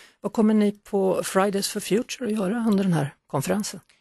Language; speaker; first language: Swedish; native; Swedish